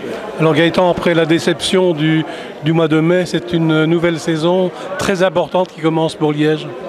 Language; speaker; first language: French; native; French